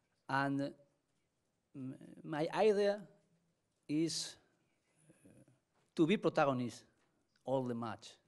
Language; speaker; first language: English; non-native, learner; Spanish